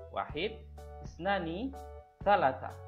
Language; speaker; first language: Arabic; non-native, fluent; Indonesian